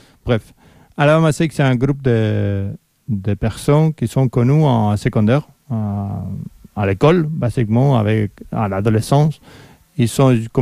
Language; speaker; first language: French; non-native, fluent; Spanish